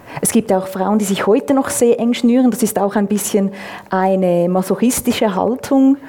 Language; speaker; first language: German; native; German